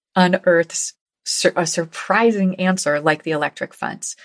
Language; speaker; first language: English; native; English